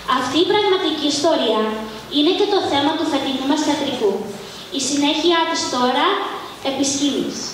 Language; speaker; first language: Greek; early bilingual, heritage; Greek